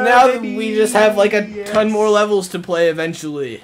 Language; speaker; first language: English; native; English